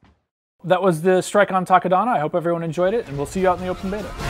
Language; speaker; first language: English; native; English